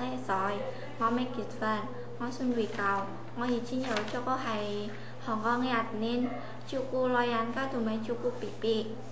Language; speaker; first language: Cantonese; non-native, learner; Indonesian